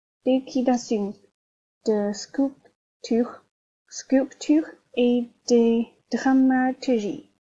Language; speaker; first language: French; non-native, learner; Chinese